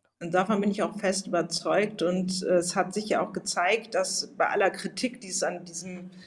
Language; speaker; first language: German; native; German